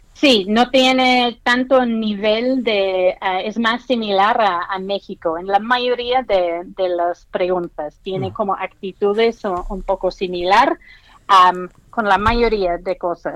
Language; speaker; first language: Spanish; non-native, fluent; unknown